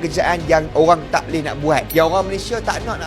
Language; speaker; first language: Malay; native; Malay